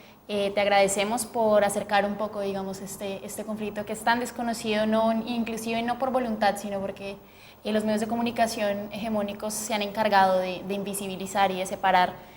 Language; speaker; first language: Spanish; native; Spanish